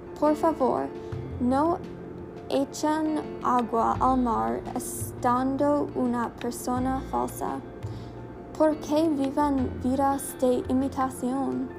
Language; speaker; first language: Spanish; non-native, learner; English